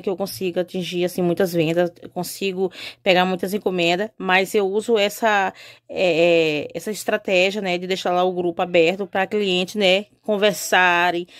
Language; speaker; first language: Portuguese; native; Portuguese